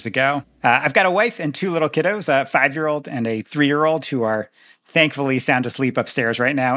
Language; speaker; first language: English; native; English